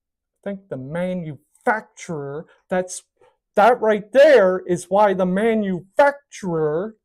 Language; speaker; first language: English; native; English